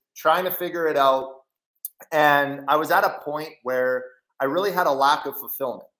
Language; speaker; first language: English; native; English